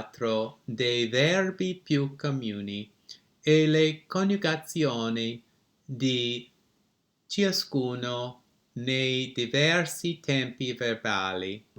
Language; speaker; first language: Italian; non-native, learner; English